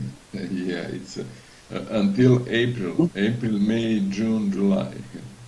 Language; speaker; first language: English; non-native, learner; Serbian